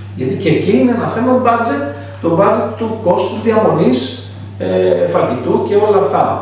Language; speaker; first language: Greek; native; Greek